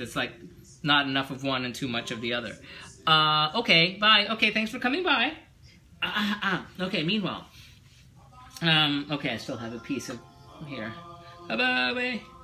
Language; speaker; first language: English; native; English